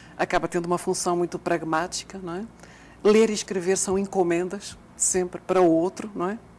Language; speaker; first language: Portuguese; native; Portuguese